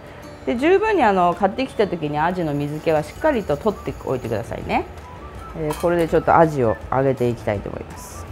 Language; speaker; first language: Japanese; native; Japanese